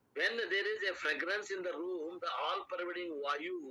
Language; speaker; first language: English; non-native, local second language; Kannada